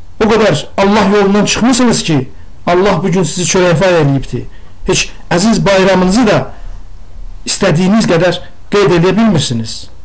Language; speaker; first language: Azerbaijani; non-native, local second language; Talysh